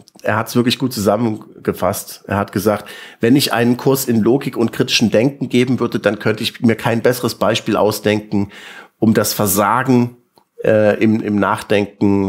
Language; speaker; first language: German; native; German